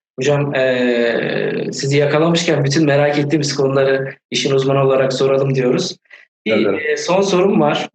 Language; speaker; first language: Turkish; native; Turkish